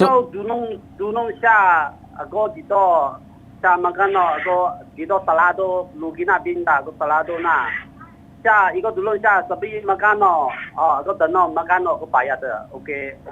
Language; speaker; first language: Filipino; non-native, learner; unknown